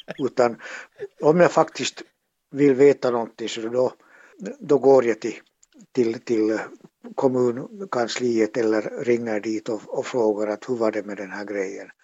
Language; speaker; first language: Swedish; native; Swedish